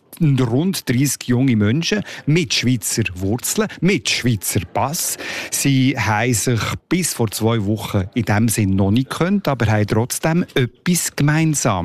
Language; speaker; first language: German; native; German